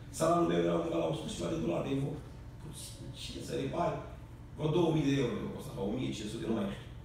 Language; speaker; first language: Romanian; native; Romanian